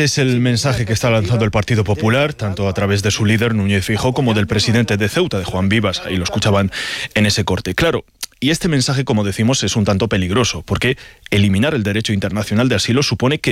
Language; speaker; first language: Spanish; native; Spanish